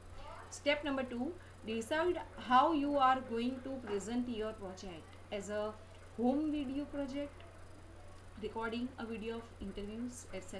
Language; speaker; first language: English; non-native, local second language; Gujarati